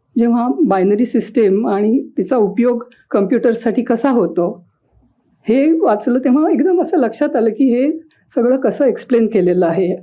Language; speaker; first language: Marathi; native; Marathi